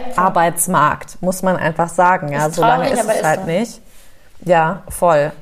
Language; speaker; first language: German; early bilingual, heritage; German